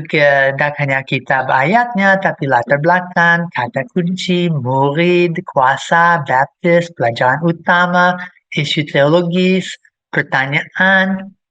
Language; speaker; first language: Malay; non-native, fluent; English